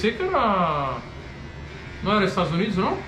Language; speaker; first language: Portuguese; native; Portuguese